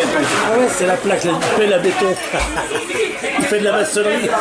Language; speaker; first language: French; native; French